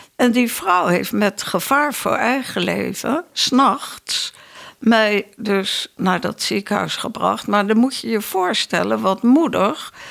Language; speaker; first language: Dutch; native; Dutch